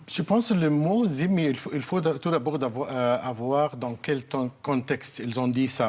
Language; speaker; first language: French; non-native, fluent; Arabic